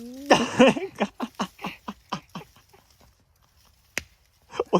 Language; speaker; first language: Japanese; native; Japanese